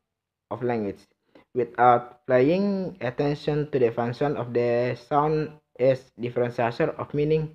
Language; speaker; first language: English; non-native, learner; Indonesian